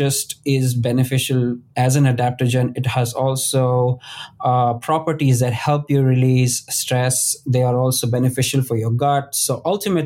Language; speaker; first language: English; non-native, local second language; Gujarati